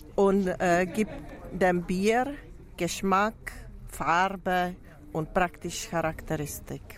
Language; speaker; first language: German; non-native, fluent; Czech